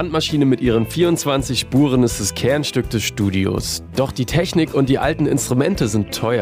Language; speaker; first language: German; native; German